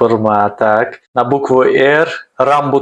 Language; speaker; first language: Russian; native; Russian